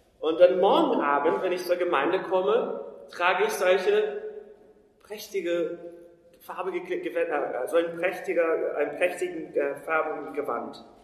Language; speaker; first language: German; non-native, fluent; Portuguese